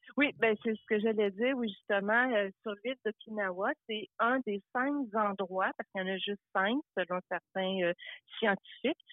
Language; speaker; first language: French; early bilingual, other home language; Italian